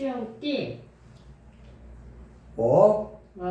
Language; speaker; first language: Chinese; non-native, learner; Korean